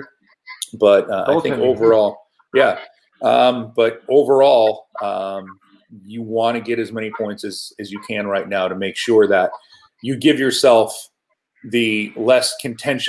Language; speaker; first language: English; native; English